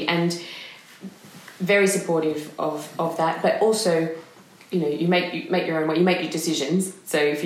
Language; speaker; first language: English; native; English